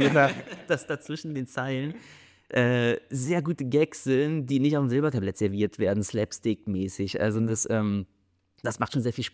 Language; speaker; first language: German; native; German